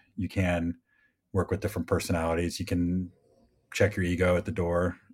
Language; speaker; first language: English; native; English